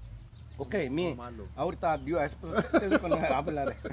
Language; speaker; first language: Spanish; non-native, learner; Korean